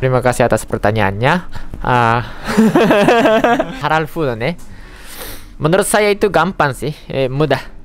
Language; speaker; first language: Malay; non-native, fluent; Japanese